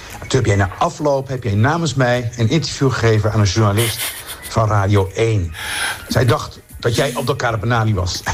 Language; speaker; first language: Dutch; early bilingual, other home language; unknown